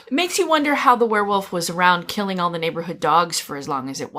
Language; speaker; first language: English; native; English